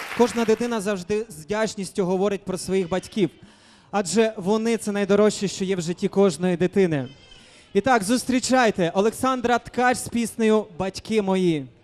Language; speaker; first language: Ukrainian; native; Ukrainian